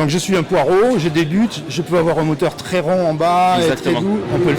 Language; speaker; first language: French; native; French